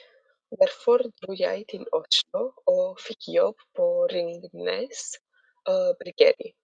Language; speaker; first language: Norwegian; non-native, learner; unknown